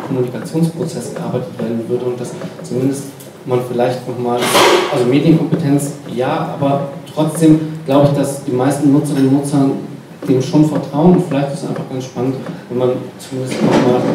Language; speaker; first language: German; native; German